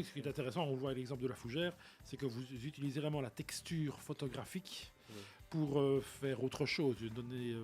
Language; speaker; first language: French; native; French